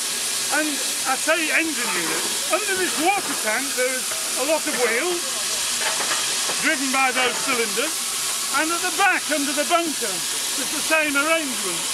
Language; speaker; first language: English; native; English